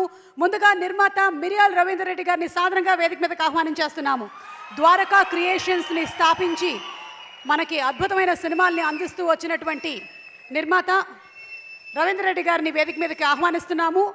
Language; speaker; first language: Telugu; native; Telugu